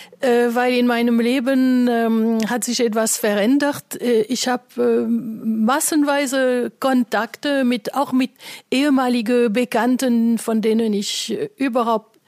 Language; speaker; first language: German; non-native, fluent; French